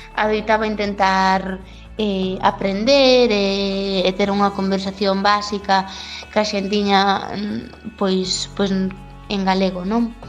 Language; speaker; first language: Galician; non-native, local second language; Spanish